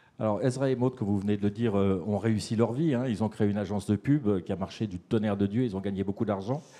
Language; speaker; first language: French; native; French